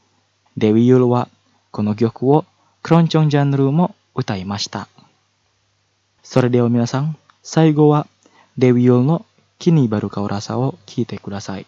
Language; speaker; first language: Japanese; non-native, fluent; Indonesian